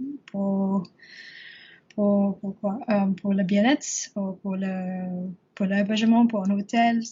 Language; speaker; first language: French; non-native, learner; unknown